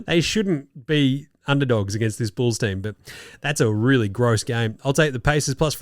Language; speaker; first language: English; native; English